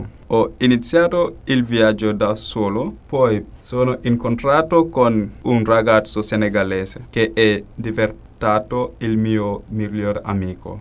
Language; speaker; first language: Italian; non-native, learner; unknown